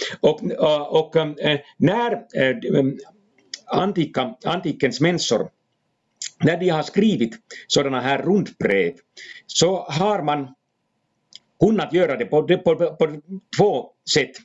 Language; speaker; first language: Swedish; non-native, fluent; Finnish